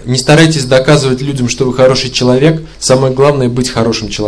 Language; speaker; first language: Russian; native; Russian